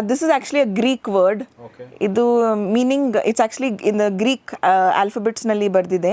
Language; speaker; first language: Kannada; non-native, local second language; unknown